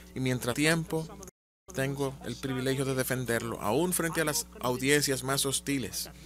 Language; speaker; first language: Spanish; non-native, fluent; Malayalam